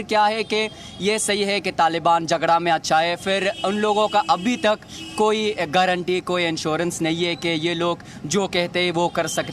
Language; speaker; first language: Hindi; non-native, fluent; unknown